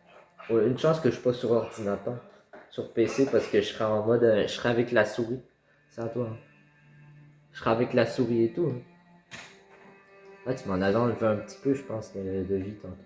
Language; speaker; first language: French; native; French